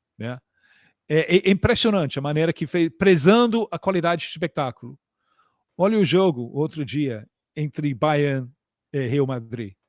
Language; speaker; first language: Portuguese; non-native, fluent; English